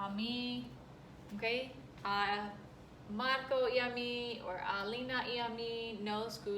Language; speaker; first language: Spanish; non-native, fluent; English